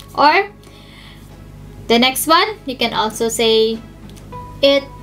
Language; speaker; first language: English; non-native, local second language; Filipino